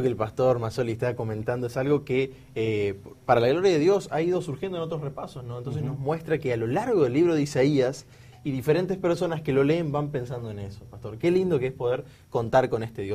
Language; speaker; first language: Spanish; native; Spanish